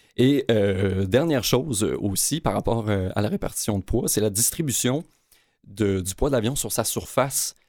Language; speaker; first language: French; native; French